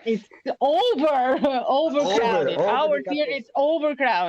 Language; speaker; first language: English; non-native, learner; Albanian